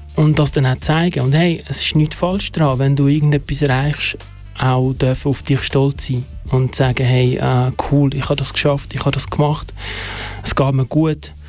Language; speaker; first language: German; early bilingual, other home language; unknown